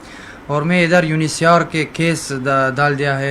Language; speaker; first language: Hindi; non-native, learner; Persian